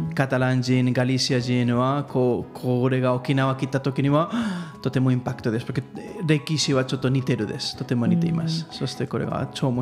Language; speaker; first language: Japanese; non-native, learner; Catalan